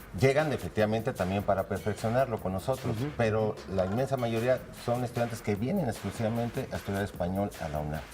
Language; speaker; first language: Spanish; native; Spanish